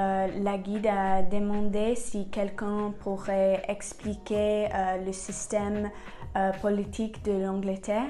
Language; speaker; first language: French; non-native, learner; English